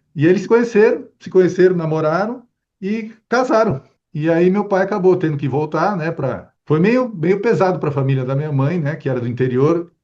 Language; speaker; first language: Portuguese; early bilingual, other home language; Spanish